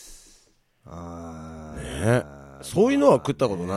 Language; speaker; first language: Japanese; native; Japanese